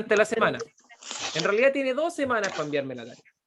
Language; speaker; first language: Spanish; native; Spanish